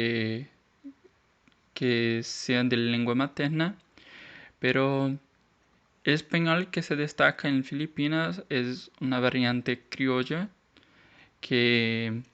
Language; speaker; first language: Spanish; non-native, learner; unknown